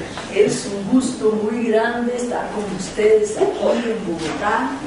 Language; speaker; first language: Spanish; non-native, fluent; Portuguese